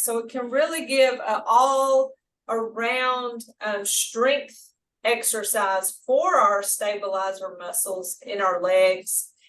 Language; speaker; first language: English; native; English